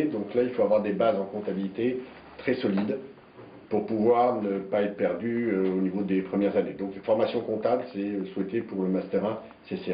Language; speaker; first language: French; native; French